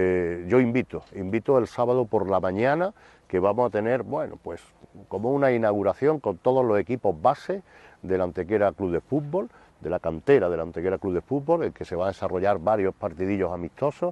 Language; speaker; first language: Spanish; native; Spanish